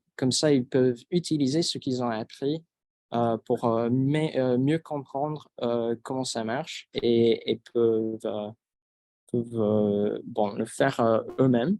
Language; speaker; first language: French; non-native, fluent; English